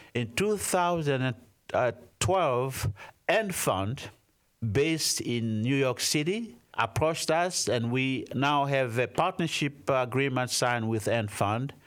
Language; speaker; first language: English; non-native, fluent; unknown